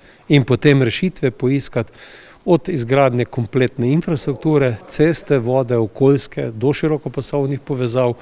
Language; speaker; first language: Slovenian; native; Slovenian